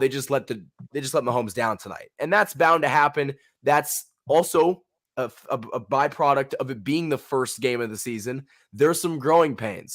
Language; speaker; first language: English; native; English